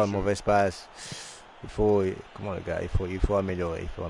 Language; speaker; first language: French; non-native, fluent; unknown